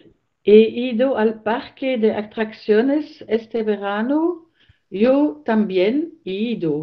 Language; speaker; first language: Spanish; non-native, learner; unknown